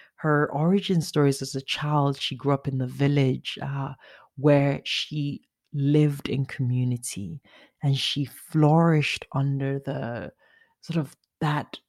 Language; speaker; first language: English; non-native, local second language; Igbo